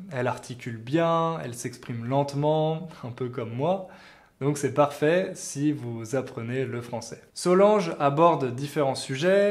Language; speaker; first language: French; native; French